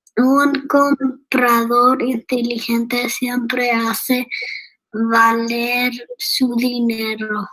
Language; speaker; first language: Spanish; early bilingual, heritage; Spanish